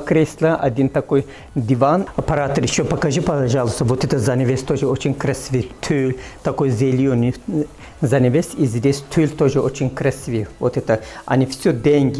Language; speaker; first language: Russian; non-native, fluent; Turkish